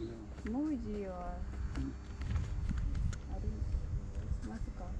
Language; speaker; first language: Japanese; non-native, learner; English